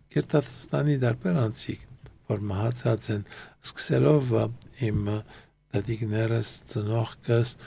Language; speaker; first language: Armenian; early bilingual, heritage; Armenian